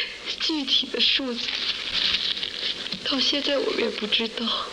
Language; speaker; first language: Chinese; native; Chinese